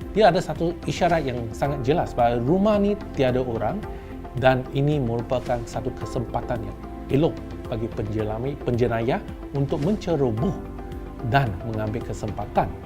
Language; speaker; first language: Malay; non-native, local second language; Chinese